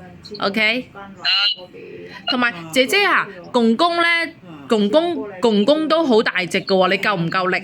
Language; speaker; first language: Cantonese; native; Cantonese